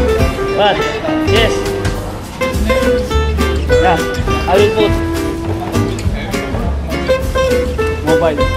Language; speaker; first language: English; non-native, local second language; Filipino